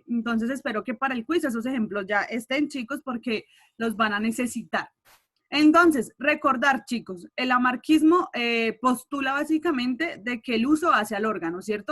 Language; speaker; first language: Spanish; native; Spanish